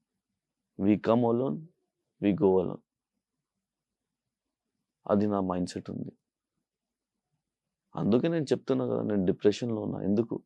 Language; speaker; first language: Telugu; non-native, local second language; Urdu